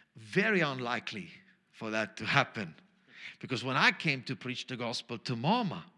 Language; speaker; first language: English; non-native, fluent; German